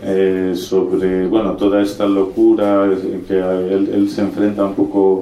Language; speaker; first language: Spanish; native; Spanish